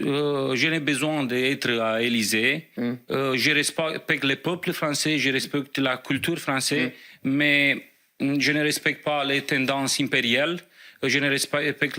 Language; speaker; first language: French; non-native, fluent; Romanian